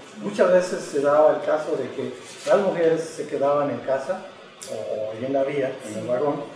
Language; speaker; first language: Spanish; native; Spanish